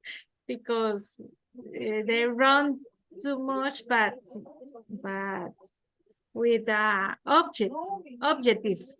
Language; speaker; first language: English; non-native, learner; Spanish